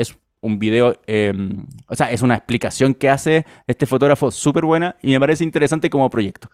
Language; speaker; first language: Spanish; native; Spanish